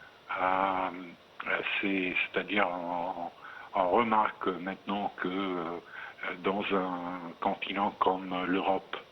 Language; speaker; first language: French; non-native, fluent; Arabic